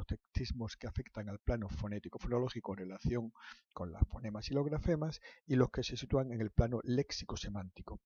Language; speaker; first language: Spanish; native; Spanish